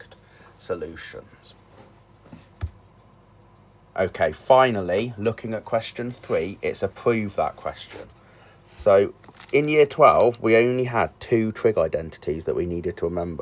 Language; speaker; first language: English; native; English